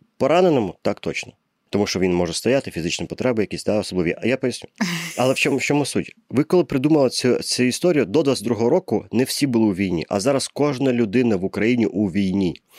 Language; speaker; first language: Ukrainian; non-native, local second language; Russian